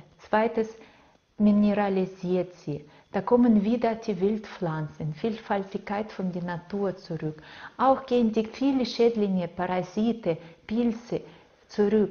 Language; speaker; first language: German; non-native, fluent; Russian